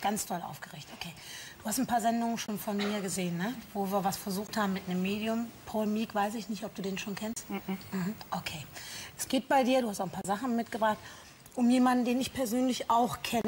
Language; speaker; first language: German; native; German